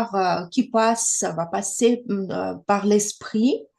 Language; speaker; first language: French; non-native, fluent; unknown